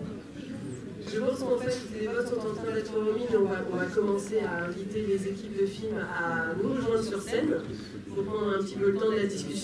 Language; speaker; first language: French; native; French